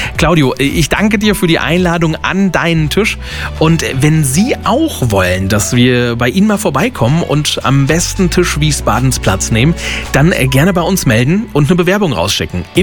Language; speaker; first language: German; native; German